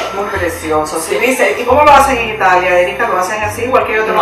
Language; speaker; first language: Spanish; native; Spanish